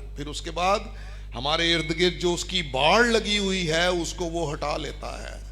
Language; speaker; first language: Urdu; non-native, local second language; Punjabi